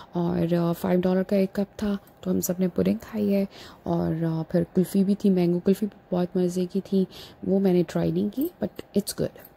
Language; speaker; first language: Urdu; native; Urdu